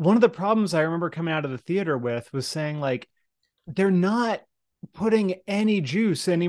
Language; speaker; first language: English; native; English